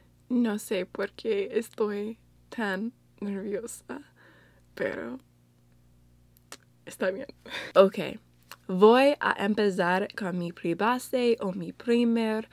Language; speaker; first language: Spanish; non-native, learner; English